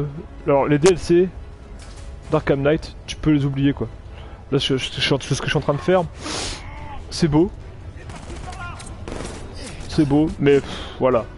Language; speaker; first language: French; native; French